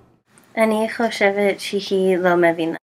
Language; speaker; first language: Hebrew; non-native, learner; English